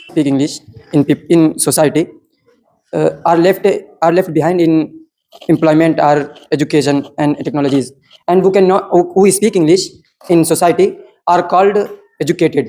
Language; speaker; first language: English; non-native, learner; Hindi